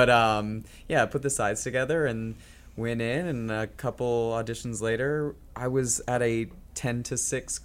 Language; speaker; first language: English; native; English